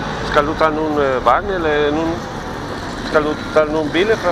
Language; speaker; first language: Danish; non-native, learner; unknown